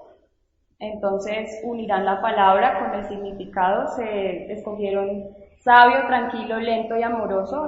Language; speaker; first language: Spanish; native; Spanish